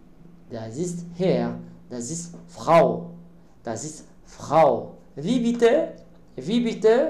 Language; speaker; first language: German; non-native, learner; Arabic